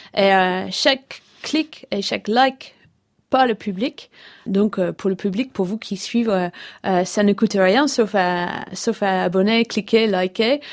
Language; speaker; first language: French; non-native, fluent; English